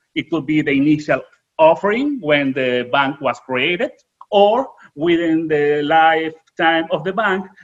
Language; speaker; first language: English; non-native, fluent; Spanish